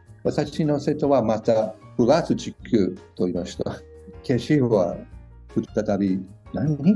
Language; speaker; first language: Japanese; non-native, learner; English